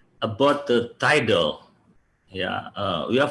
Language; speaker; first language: English; non-native, learner; Indonesian